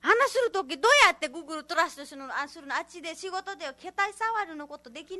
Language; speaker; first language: Japanese; non-native, learner; Nepali